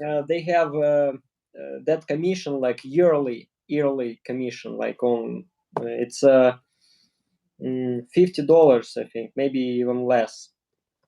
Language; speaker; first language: English; non-native, learner; Russian